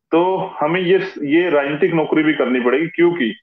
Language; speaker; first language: Hindi; native; Hindi